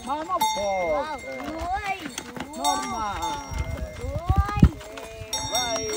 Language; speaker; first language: Italian; native; Italian